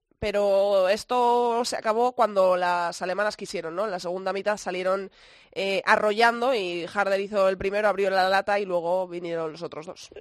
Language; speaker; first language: Spanish; native; Spanish